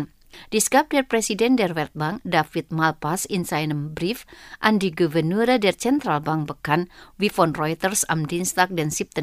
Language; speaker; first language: German; non-native, fluent; Indonesian